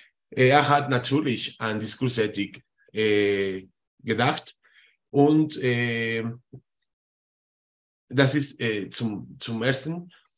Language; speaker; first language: German; non-native, fluent; Spanish